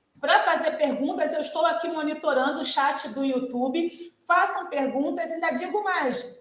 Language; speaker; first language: Portuguese; native; Portuguese